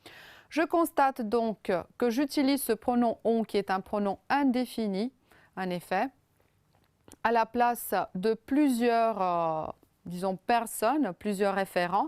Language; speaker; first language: French; non-native, fluent; Romanian